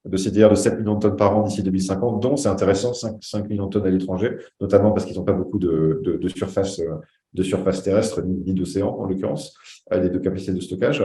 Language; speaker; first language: French; native; French